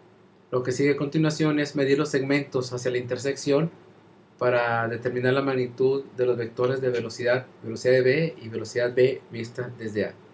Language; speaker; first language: Spanish; native; Spanish